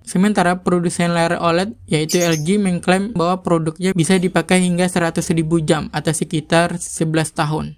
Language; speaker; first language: Indonesian; native; Indonesian